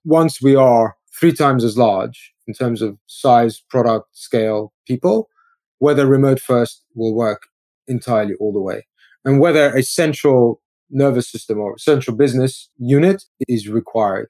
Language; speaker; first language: English; native; English